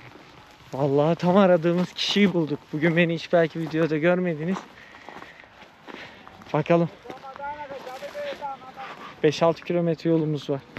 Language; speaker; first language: Turkish; native; Turkish